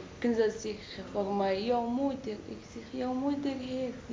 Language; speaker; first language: Dutch; non-native, learner; Arabic